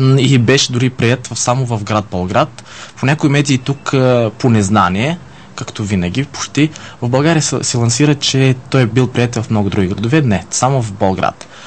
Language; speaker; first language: Bulgarian; early bilingual, heritage; Bulgarian